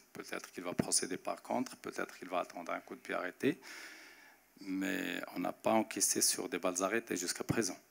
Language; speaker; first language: French; non-native, local second language; Arabic